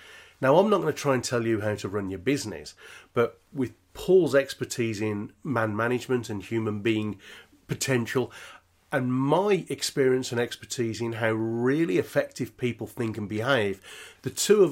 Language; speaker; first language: English; native; English